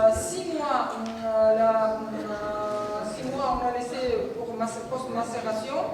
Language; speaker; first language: French; non-native, fluent; Georgian